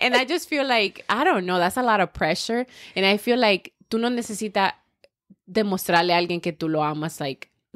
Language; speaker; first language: English; early bilingual, other home language; Spanish